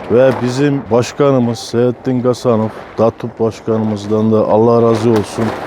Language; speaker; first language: Turkish; early bilingual, heritage; Turkish